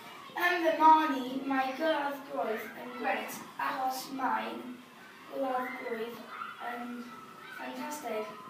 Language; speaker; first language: Welsh; non-native, learner; English